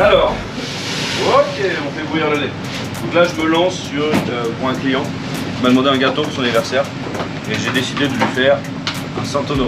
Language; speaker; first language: French; native; French